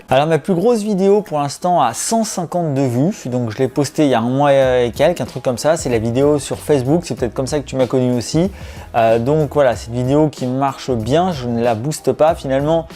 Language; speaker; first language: French; native; French